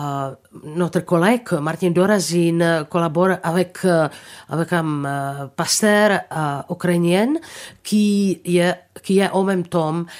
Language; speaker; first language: French; non-native, fluent; Czech